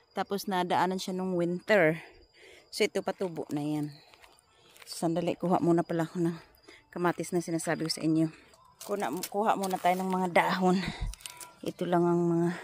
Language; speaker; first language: Filipino; non-native, local second language; Masbatenyo